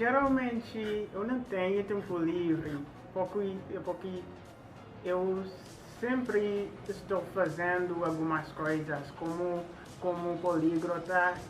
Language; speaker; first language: Portuguese; non-native, learner; Haitian Creole